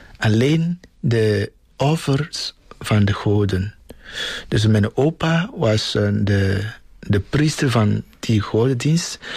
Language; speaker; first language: Dutch; non-native, fluent; Ewe